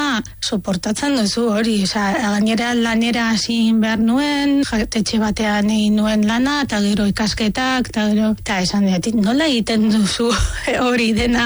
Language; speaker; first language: Basque; non-native, fluent; Arabic